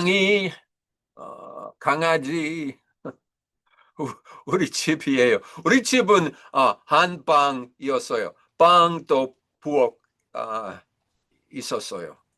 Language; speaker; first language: Korean; non-native, learner; English